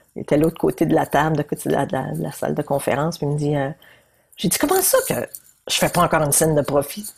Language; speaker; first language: French; native; French